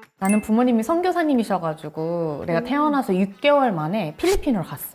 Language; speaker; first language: Korean; early bilingual, heritage; Korean